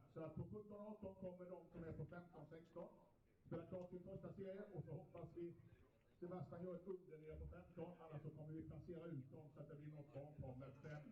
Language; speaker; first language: Swedish; native; Swedish